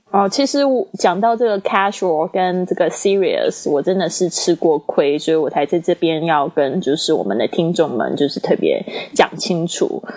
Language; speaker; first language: Chinese; native; Chinese